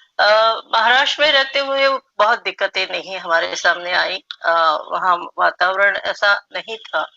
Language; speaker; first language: Hindi; non-native, local second language; Marathi